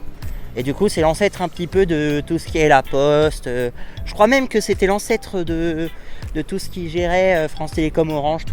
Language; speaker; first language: French; native; French